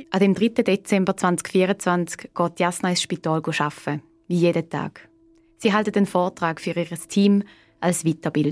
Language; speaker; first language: German; native; German